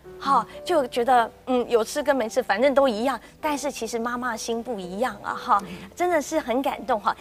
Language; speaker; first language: Chinese; native; Chinese